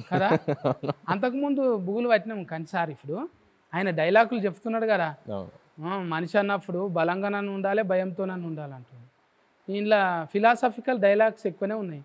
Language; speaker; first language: Telugu; native; Telugu